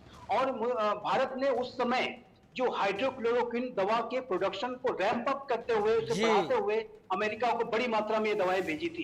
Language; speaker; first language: Hindi; native; Hindi